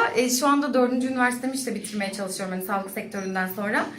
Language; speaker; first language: Turkish; native; Turkish